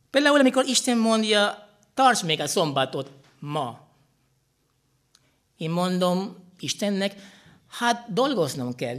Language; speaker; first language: Hungarian; non-native, fluent; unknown